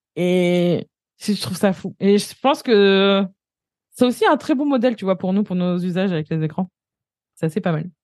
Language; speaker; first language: French; native; French